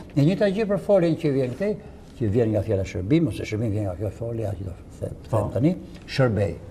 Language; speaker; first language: Albanian; native; Albanian